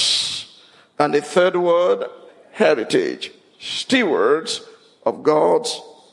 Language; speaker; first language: English; non-native, local second language; Yoruba